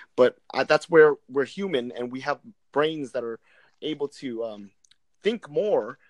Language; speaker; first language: English; non-native, fluent; Vietnamese